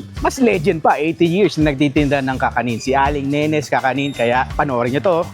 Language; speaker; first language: Filipino; native; Filipino